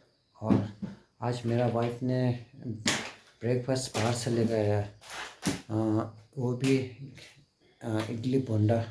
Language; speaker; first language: Hindi; non-native, local second language; Tibetan